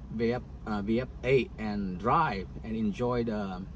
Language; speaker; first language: English; non-native, fluent; Vietnamese